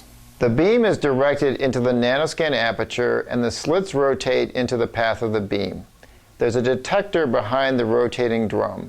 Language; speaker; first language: English; native; English